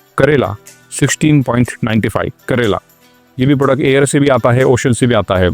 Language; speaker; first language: Hindi; non-native, local second language; Marathi